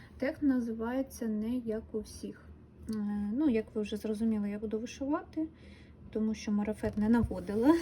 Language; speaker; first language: Ukrainian; non-native, local second language; Russian